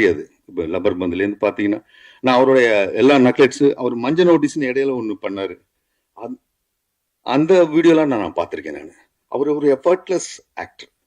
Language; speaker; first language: Tamil; native; Tamil